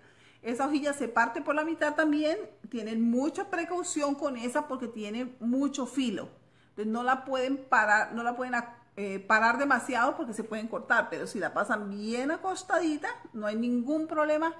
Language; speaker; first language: Spanish; native; Spanish